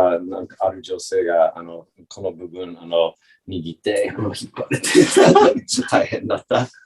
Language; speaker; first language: Japanese; non-native, learner; English